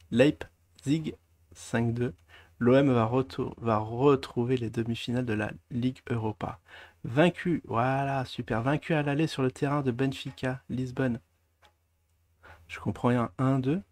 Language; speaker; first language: French; native; French